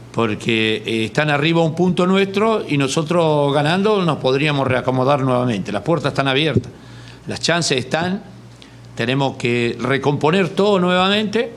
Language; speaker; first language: Spanish; native; Spanish